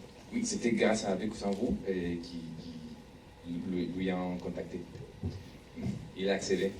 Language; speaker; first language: French; non-native, learner; Spanish